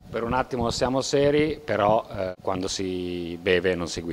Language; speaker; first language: Italian; native; Italian